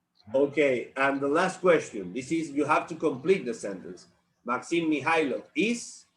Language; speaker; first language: English; non-native, learner; Spanish